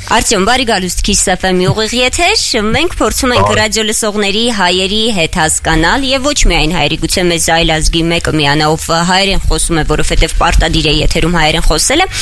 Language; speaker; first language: Armenian; native; Armenian